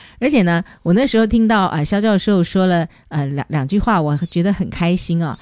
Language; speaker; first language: Chinese; native; Chinese